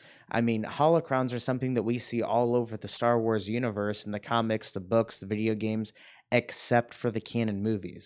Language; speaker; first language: English; native; English